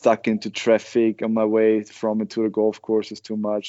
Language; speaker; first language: English; non-native, fluent; German